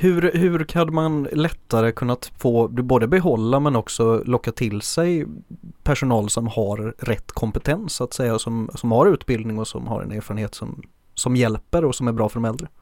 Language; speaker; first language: Swedish; native; Swedish